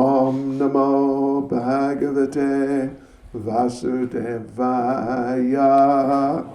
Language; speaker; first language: Russian; non-native, learner; English